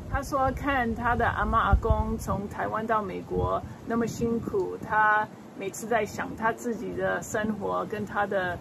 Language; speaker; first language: Chinese; early bilingual, other home language; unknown